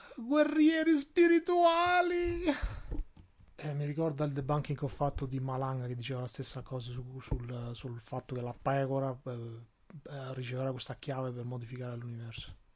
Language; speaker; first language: Italian; non-native, fluent; Albanian